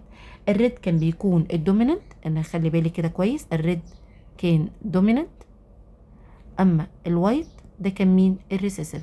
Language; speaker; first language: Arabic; native; Arabic